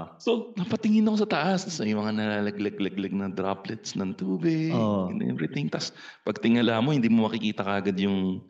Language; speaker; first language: Filipino; native; Filipino